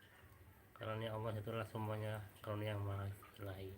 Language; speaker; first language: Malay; non-native, local second language; Minangkabau